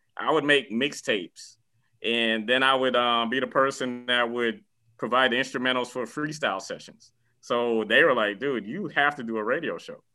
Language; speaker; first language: English; native; English